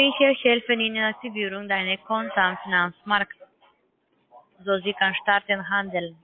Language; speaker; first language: German; non-native, learner; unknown